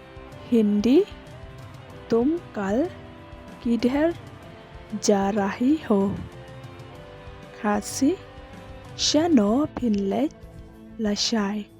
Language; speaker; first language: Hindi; non-native, learner; Khasi